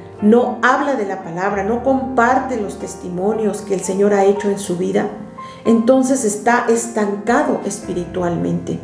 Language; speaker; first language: Spanish; native; Spanish